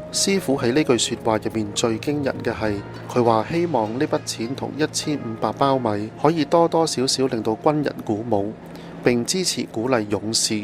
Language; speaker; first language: Cantonese; non-native, fluent; Thai